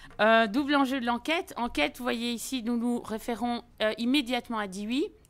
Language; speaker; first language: French; native; French